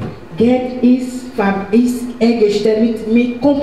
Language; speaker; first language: German; non-native, learner; French